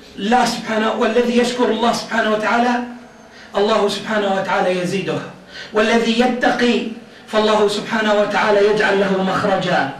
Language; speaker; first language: Arabic; native; Arabic